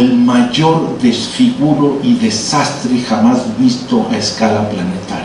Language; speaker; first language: Spanish; native; Spanish